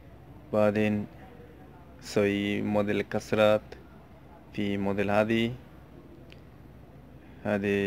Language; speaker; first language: Arabic; non-native, learner; Bangla